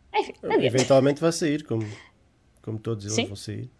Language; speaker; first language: Portuguese; native; Portuguese